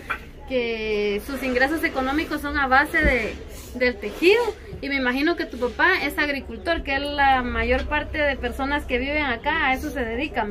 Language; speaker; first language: Spanish; native; Spanish